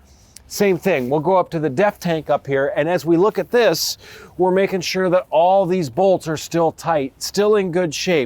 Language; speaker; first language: English; native; English